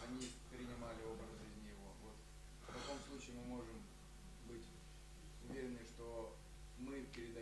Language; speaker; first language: Russian; native; Russian